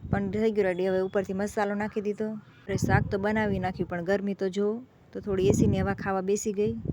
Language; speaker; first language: Gujarati; native; Gujarati